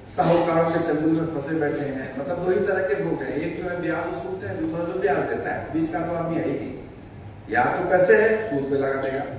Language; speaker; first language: Hindi; native; Hindi